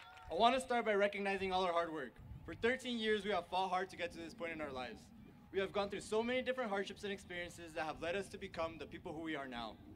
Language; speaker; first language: English; early bilingual, other home language; Spanish